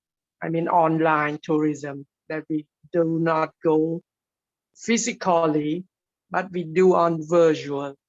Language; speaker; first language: English; non-native, learner; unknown